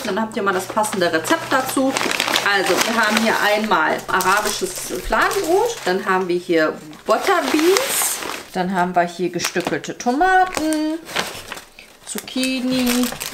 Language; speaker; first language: German; native; German